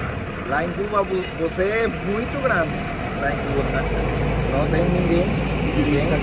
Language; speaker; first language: Portuguese; non-native, learner; Spanish